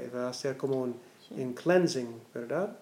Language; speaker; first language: Spanish; non-native, learner; English